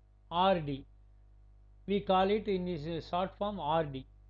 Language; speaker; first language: English; non-native, local second language; Tamil